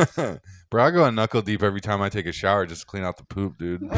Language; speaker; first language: English; native; English